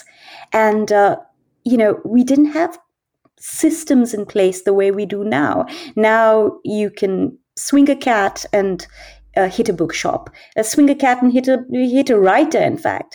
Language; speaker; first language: English; native; English